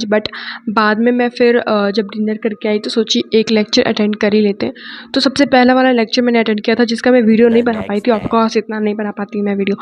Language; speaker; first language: Hindi; native; Hindi